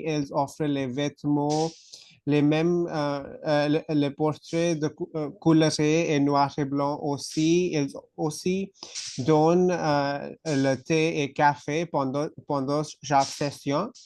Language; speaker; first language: French; non-native, fluent; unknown